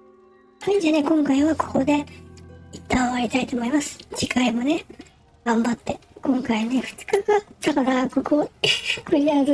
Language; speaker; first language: Japanese; native; Japanese